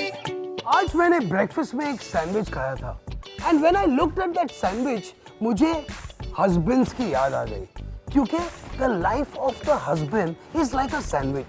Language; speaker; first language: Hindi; native; Hindi